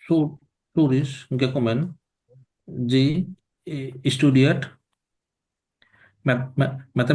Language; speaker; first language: German; non-native, learner; Bangla